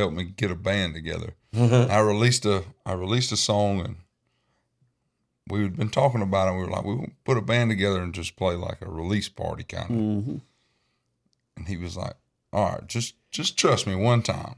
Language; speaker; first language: English; native; English